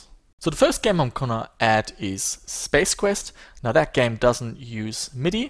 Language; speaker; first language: English; native; English